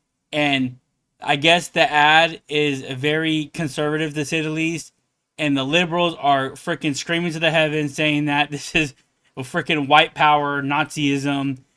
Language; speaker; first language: English; native; English